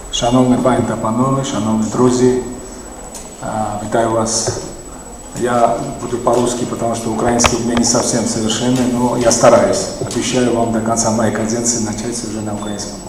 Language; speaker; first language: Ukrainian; non-native, learner; Georgian